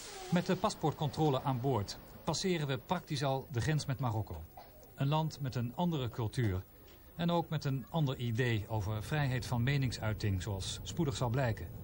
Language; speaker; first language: Dutch; native; Dutch